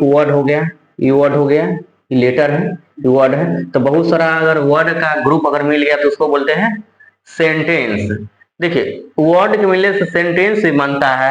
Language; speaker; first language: Hindi; non-native, local second language; Bhojpuri